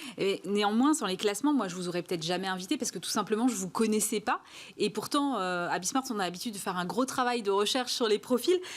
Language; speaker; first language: French; native; French